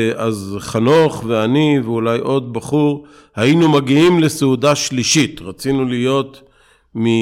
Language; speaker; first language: Hebrew; native; Hebrew